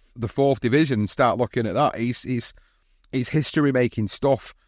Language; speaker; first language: English; native; English